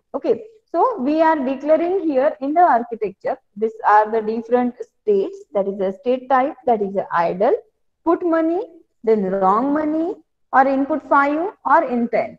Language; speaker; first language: English; non-native, local second language; Marathi